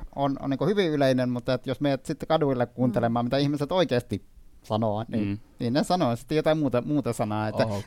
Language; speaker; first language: Finnish; non-native, fluent; Arabic